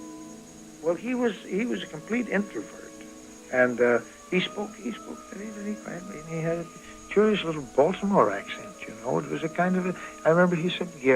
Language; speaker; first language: English; native; English